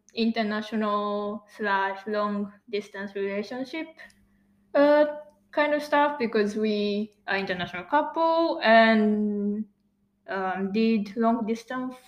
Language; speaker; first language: English; non-native, fluent; Japanese